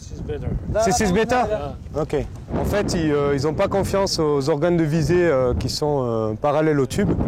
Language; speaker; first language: French; native; French